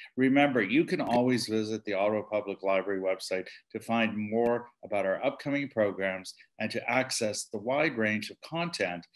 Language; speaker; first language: English; native; English